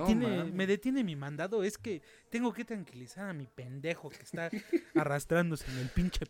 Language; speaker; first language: Spanish; native; Spanish